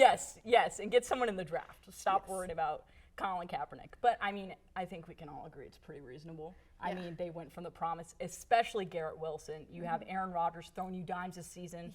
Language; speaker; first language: English; native; English